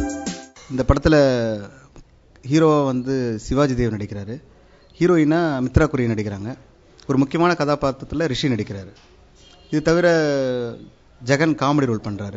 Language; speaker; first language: Tamil; native; Tamil